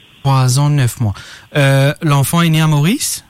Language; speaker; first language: French; non-native, local second language; Morisyen